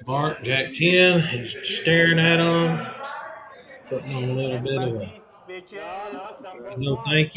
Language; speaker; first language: English; native; English